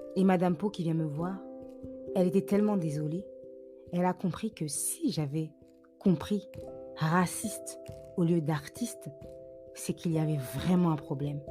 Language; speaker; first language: French; native; French